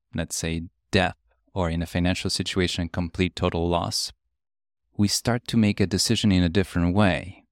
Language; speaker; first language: English; early bilingual, other home language; Polish